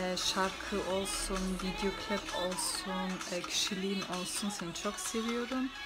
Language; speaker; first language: Turkish; early bilingual, heritage; Turkish